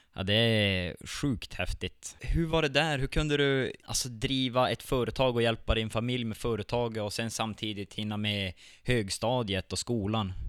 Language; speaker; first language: Swedish; native; Swedish